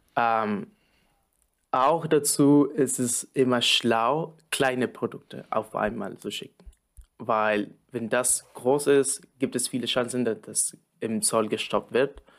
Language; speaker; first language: German; non-native, fluent; Spanish